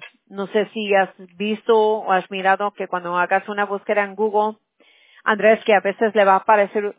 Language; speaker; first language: Spanish; early bilingual, heritage; Spanish